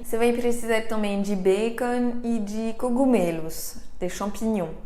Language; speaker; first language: Portuguese; non-native, fluent; French